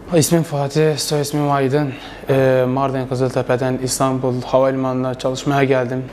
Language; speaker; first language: Turkish; non-native, local second language; Kurdish